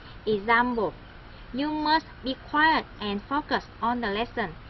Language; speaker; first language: English; non-native, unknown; Vietnamese